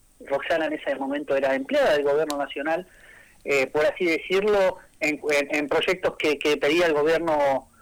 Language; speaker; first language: Spanish; native; Spanish